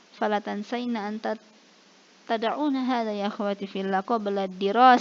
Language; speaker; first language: Arabic; non-native, fluent; Indonesian